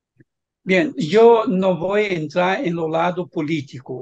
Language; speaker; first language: Spanish; non-native, fluent; Portuguese